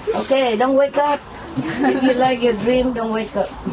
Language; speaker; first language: English; non-native, fluent; Vietnamese